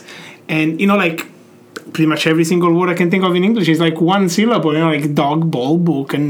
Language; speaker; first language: English; non-native, fluent; Italian